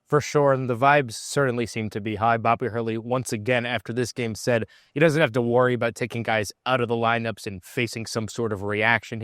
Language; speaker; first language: English; native; English